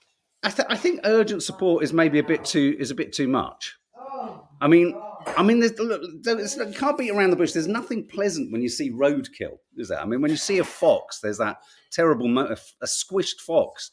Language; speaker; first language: English; native; English